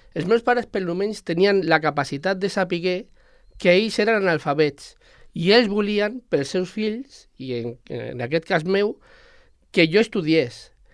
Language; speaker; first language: Catalan; non-native, local second language; Spanish